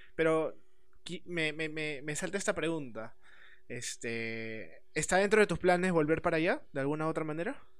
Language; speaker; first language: Spanish; native; Spanish